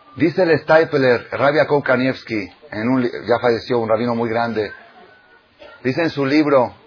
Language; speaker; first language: Spanish; native; Spanish